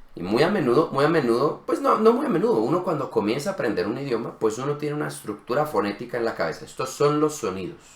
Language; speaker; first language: Spanish; native; Spanish